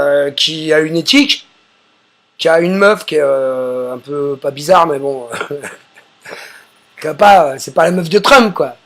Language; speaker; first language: French; native; French